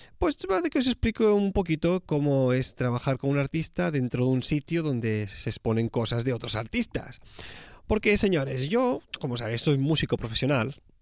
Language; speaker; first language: Spanish; native; Spanish